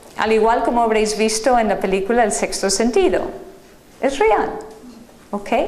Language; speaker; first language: Spanish; non-native, fluent; English